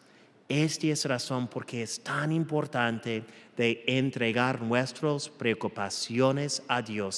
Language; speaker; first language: Spanish; non-native, fluent; English